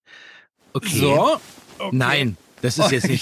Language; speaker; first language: German; native; German